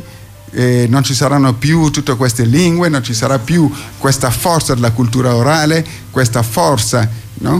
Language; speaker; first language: Italian; non-native, fluent; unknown